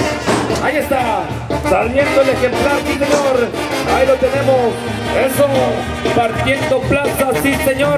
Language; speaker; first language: Spanish; native; Spanish